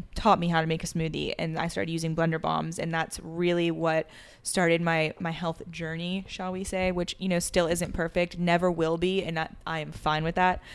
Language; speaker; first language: English; early bilingual, other home language; French